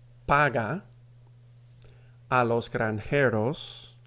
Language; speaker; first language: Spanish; non-native, fluent; English